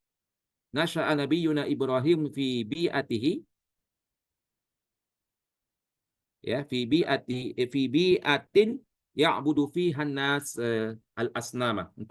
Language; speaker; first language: Arabic; non-native, fluent; Indonesian